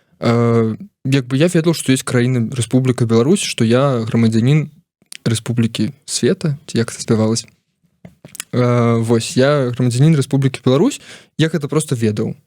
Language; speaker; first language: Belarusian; non-native, local second language; Russian